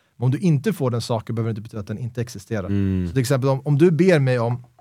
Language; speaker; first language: Swedish; native; Swedish